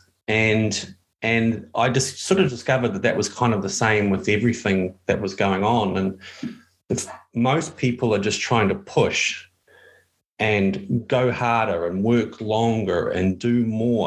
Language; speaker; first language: English; native; English